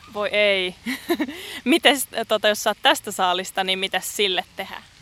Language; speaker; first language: Finnish; native; Finnish